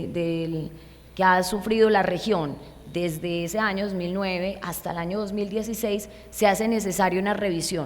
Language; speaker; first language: Spanish; native; Spanish